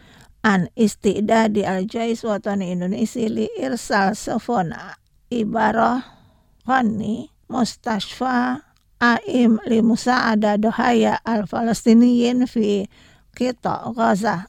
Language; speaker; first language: Arabic; non-native, fluent; Indonesian